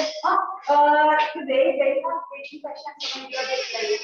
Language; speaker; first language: English; non-native, fluent; Indonesian